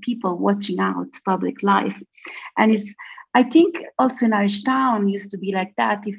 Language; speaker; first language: English; non-native, fluent; Italian